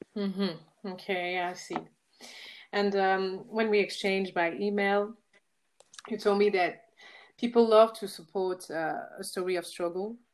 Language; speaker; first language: English; non-native, fluent; French